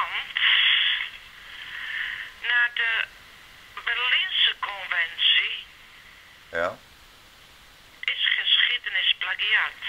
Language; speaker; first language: Dutch; non-native, learner; Serbian